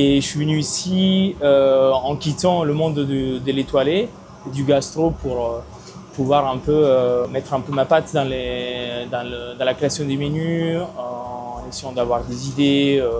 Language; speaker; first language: French; non-native, fluent; Italian